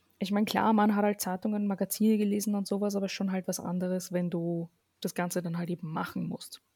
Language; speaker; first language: German; early bilingual, other home language; Arabic